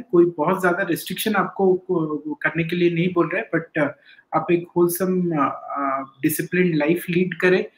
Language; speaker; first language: Hindi; non-native, local second language; Odia